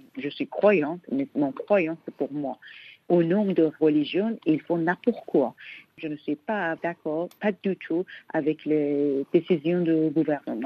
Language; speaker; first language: French; non-native, learner; Persian